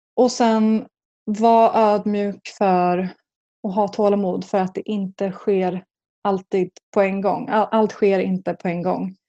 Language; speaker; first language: Swedish; native; Swedish